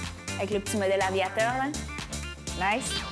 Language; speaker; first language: French; native; French